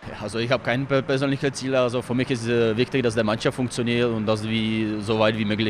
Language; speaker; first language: German; non-native, fluent; Czech